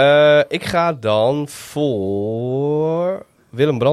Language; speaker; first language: Dutch; native; Dutch